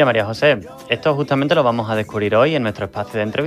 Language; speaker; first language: Spanish; native; Spanish